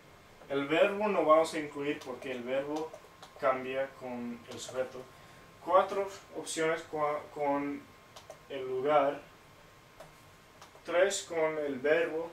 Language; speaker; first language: Spanish; non-native, fluent; English